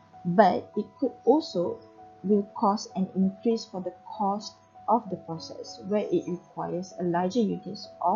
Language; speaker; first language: English; non-native, local second language; Malay